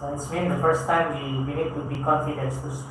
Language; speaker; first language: English; non-native, fluent; Indonesian